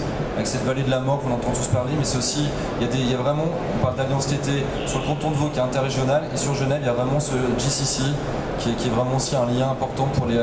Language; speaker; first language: French; native; French